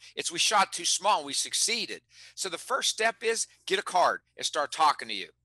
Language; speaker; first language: English; native; English